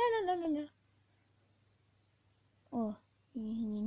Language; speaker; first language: French; native; French